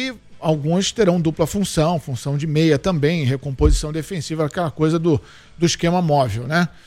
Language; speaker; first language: Portuguese; native; Portuguese